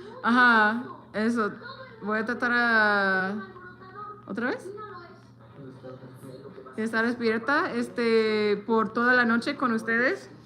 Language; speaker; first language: Spanish; non-native, learner; English